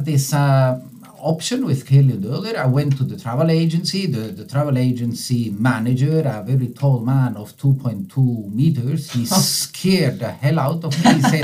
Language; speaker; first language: English; non-native, fluent; Italian